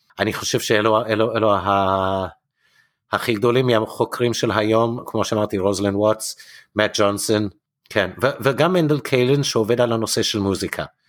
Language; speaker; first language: Hebrew; non-native, fluent; English